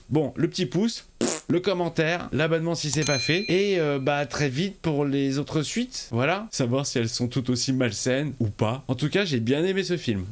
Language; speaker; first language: French; native; French